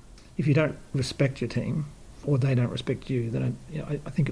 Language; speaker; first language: English; native; English